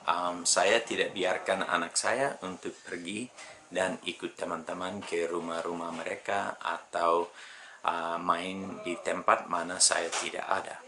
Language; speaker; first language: Indonesian; non-native, fluent; English